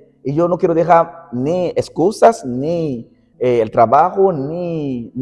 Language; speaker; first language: Spanish; non-native, fluent; Portuguese